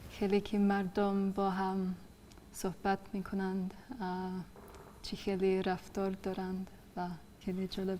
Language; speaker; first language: Persian; non-native, fluent; English